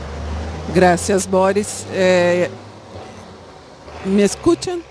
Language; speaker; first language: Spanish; non-native, learner; Portuguese